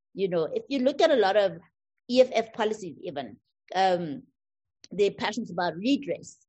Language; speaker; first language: English; non-native, local second language; Tswana